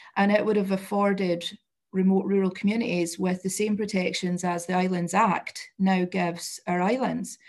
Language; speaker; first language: English; native; English